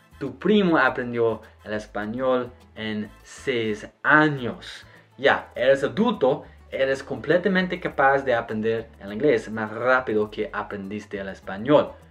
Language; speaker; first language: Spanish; non-native, fluent; English